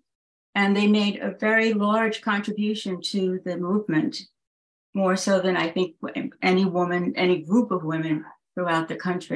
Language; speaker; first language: English; native; English